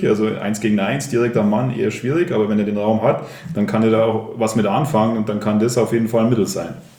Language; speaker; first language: German; native; German